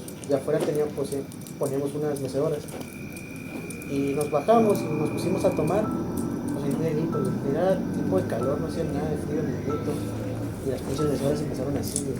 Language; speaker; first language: Spanish; native; Spanish